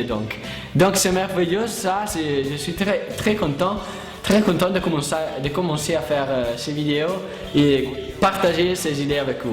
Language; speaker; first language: French; non-native, learner; Italian